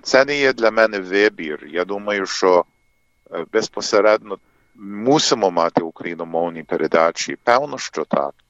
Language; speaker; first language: Ukrainian; early bilingual, heritage; English